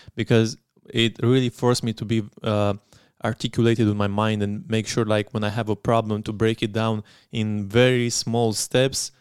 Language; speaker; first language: English; non-native, fluent; Romanian